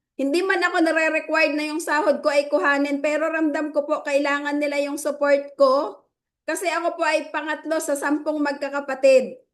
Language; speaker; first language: Filipino; native; Filipino